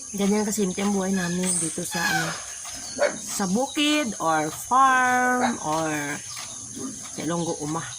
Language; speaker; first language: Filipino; non-native, local second language; Hiligaynon